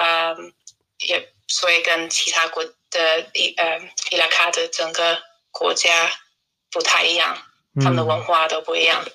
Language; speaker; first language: Chinese; non-native, fluent; English